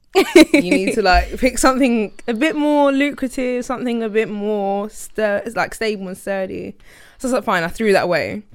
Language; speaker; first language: English; native; English